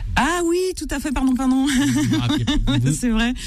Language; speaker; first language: French; native; French